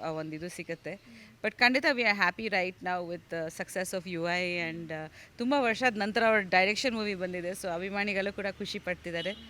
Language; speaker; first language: Kannada; non-native, fluent; Bangla